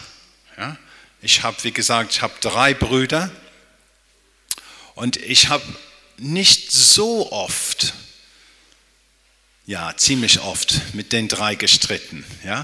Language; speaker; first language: German; non-native, fluent; English